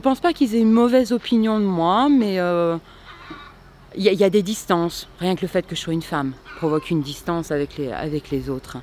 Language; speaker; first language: French; native; French